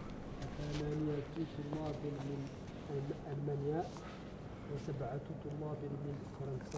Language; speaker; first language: Arabic; non-native, learner; French